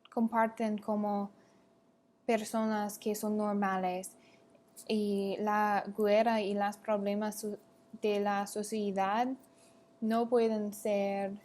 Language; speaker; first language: Spanish; non-native, learner; English